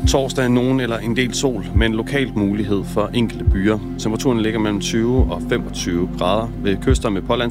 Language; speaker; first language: Danish; native; Danish